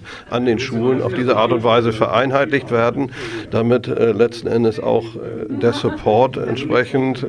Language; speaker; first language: German; native; German